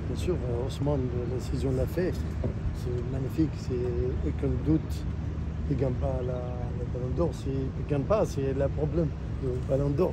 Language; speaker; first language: French; non-native, learner; Arabic